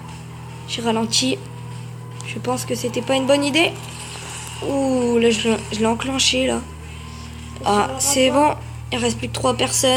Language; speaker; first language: French; native; French